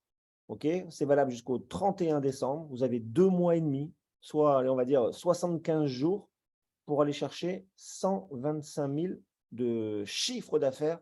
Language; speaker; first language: French; native; French